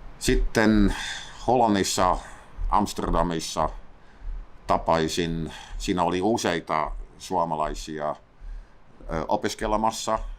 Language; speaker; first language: Finnish; non-native, fluent; Dutch